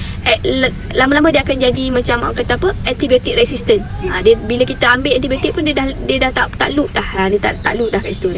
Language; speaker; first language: Malay; native; Malay